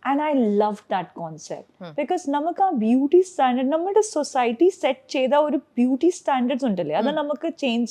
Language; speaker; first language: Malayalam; non-native, local second language; Punjabi